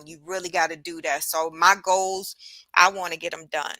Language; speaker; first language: English; native; English